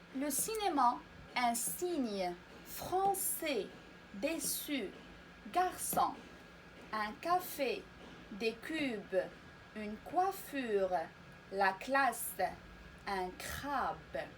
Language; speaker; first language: French; non-native, local second language; Arabic